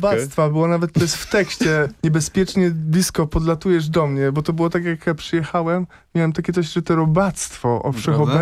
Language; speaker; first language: Polish; native; Polish